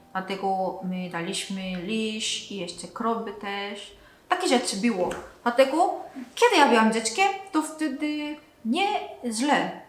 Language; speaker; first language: Polish; non-native, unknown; Korean